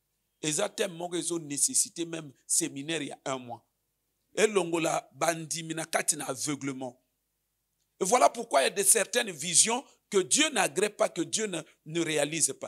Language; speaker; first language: French; non-native, local second language; Lingala